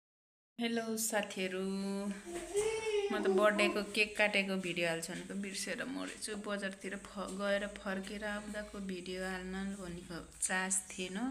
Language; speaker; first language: Nepali; native; Nepali